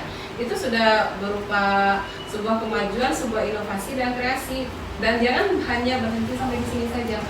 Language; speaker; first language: Indonesian; non-native, local second language; Minangkabau